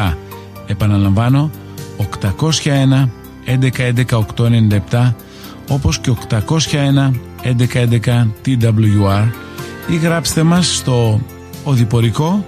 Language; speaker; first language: Greek; native; Greek